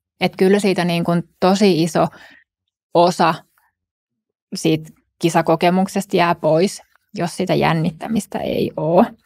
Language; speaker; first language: Finnish; native; Finnish